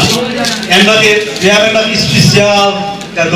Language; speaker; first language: Dutch; non-native, learner; Nepali